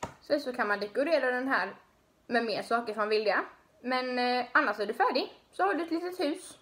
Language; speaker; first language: Swedish; native; Swedish